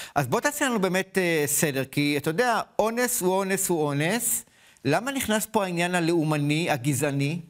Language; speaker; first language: Hebrew; native; Hebrew